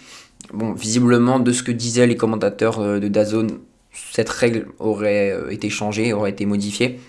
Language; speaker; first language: French; native; French